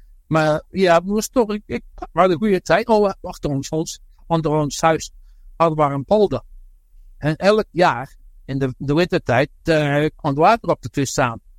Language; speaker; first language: Dutch; early bilingual, heritage; Dutch